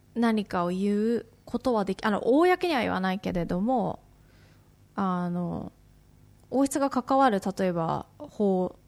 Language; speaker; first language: Japanese; native; Japanese